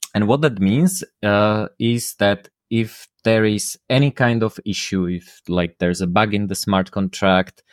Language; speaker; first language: English; non-native, fluent; Slovak